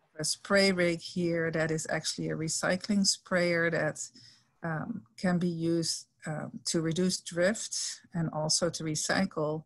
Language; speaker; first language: English; non-native, fluent; Dutch